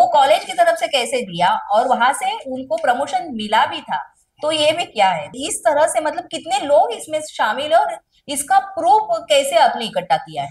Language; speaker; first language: Hindi; non-native, local second language; Marathi